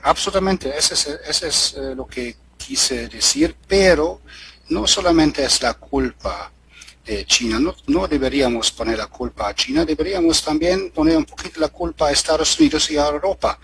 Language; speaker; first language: Spanish; non-native, fluent; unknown